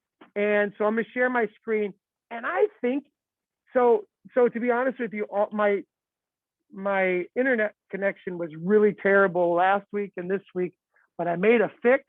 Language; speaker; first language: English; native; English